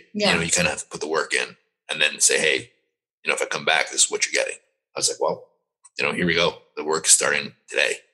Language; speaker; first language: English; native; English